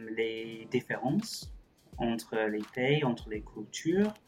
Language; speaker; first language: French; non-native, fluent; English